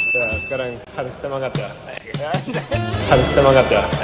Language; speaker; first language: Indonesian; non-native, learner; Japanese